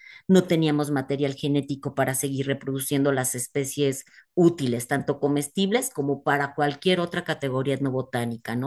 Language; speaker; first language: Spanish; native; Spanish